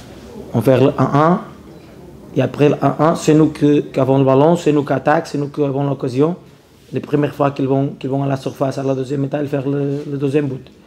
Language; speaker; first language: French; non-native, learner; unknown